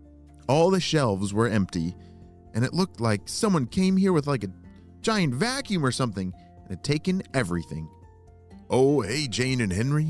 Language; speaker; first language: English; native; English